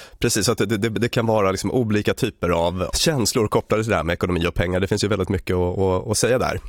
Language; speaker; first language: Swedish; native; Swedish